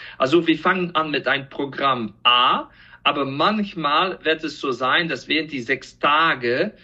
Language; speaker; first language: German; non-native, fluent; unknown